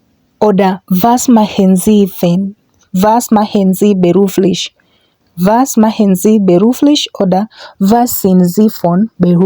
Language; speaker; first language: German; non-native, fluent; English